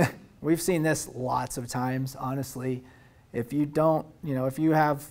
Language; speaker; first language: English; native; English